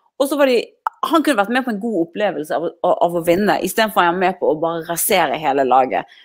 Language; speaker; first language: Norwegian; native; Norwegian